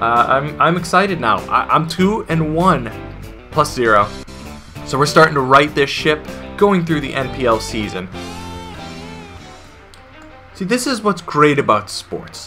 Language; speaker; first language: English; native; English